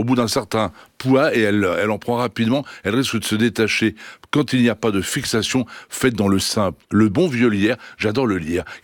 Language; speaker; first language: French; native; French